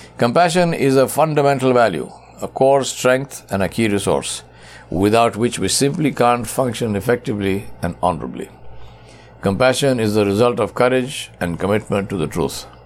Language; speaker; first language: English; non-native, local second language; Urdu